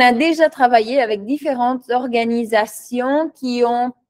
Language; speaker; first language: French; non-native, fluent; Spanish